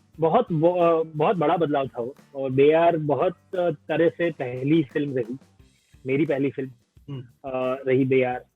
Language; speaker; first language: Hindi; non-native, local second language; Gujarati